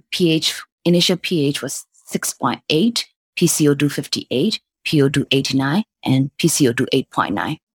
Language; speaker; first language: English; non-native, fluent; Burmese